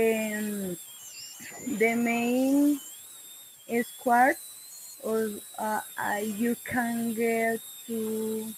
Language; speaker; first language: English; non-native, learner; Spanish